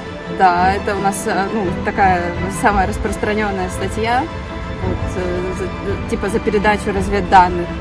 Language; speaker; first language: Russian; native; Russian